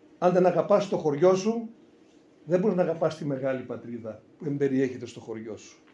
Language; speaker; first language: Greek; native; Greek